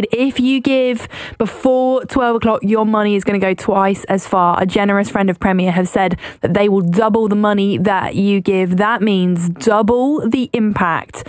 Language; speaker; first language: English; native; English